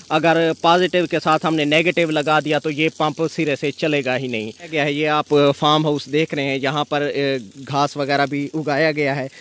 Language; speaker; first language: Urdu; non-native, local second language; Sindhi